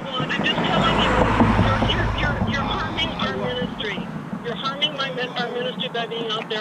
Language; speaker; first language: English; native; English